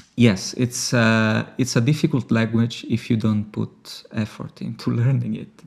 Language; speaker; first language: English; non-native, fluent; Italian